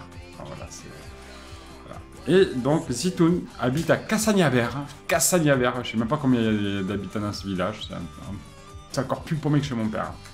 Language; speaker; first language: French; native; French